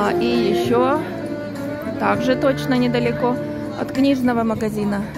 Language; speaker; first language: Russian; native; Russian